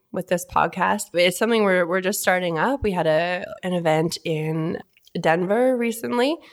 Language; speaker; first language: English; native; English